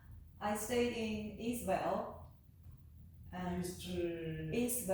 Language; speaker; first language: English; non-native, learner; Chinese